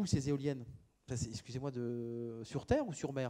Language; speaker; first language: French; native; French